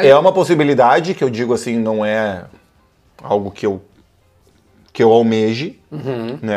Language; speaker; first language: Portuguese; native; Portuguese